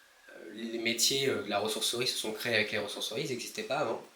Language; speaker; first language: French; native; French